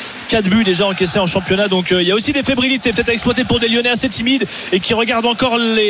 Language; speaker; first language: French; native; French